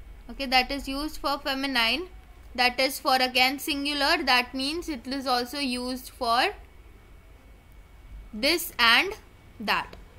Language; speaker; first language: English; non-native, local second language; Hindi